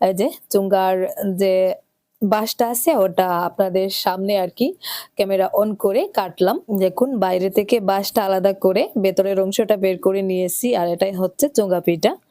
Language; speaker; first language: Bangla; non-native, local second language; Sylheti